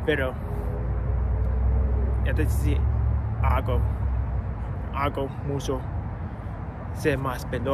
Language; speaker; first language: Spanish; non-native, learner; English